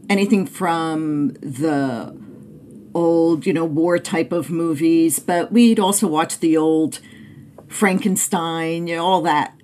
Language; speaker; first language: English; native; English